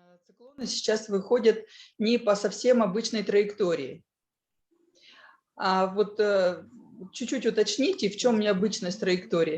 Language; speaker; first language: Russian; native; Russian